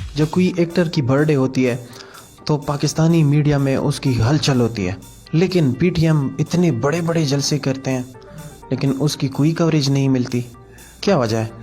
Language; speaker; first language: Urdu; non-native, local second language; Pashto